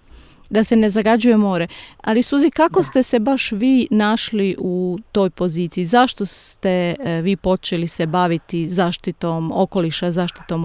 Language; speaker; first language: Serbian; native; Serbian